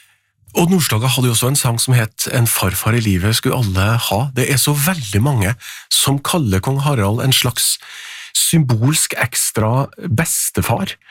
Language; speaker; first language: Norwegian; native; Norwegian